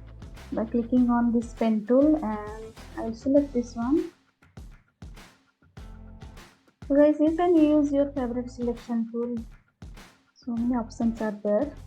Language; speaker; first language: English; non-native, local second language; Hindi